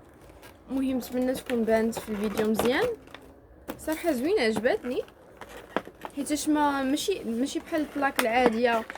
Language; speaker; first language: Arabic; native; Arabic